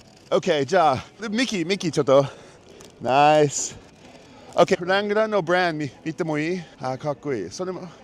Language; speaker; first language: Japanese; non-native, learner; English